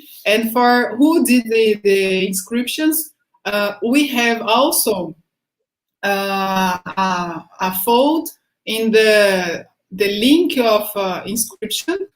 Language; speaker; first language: English; non-native, fluent; Portuguese